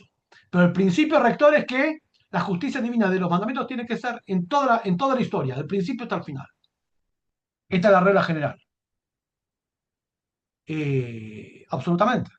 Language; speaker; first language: Spanish; native; Spanish